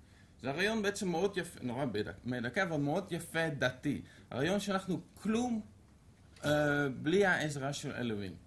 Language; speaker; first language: Hebrew; non-native, fluent; Dutch